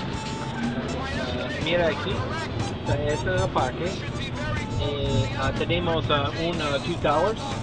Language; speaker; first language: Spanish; non-native, learner; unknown